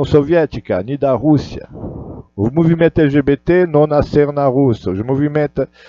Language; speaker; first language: Portuguese; non-native, learner; Russian